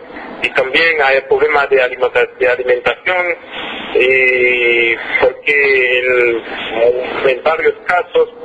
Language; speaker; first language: Spanish; non-native, fluent; French